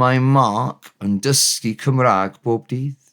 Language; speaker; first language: Welsh; non-native, learner; English